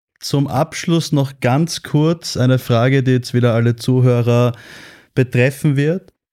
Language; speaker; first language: German; native; German